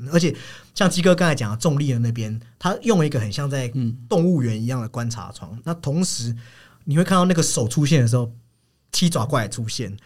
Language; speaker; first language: Chinese; native; Chinese